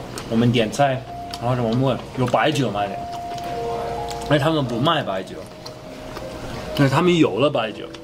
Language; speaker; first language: Chinese; non-native, fluent; Mongolian